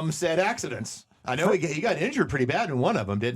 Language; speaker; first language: English; native; English